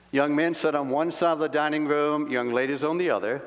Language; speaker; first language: English; native; English